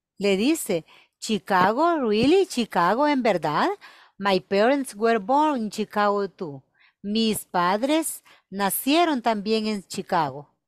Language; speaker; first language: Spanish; native; Spanish